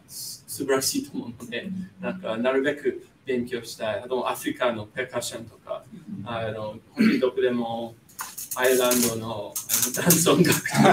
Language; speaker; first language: Japanese; non-native, fluent; English